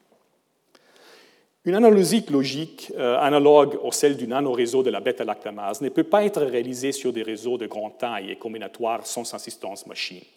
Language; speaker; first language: French; non-native, fluent; German